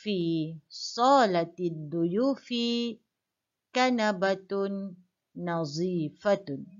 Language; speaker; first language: Arabic; non-native, fluent; Malay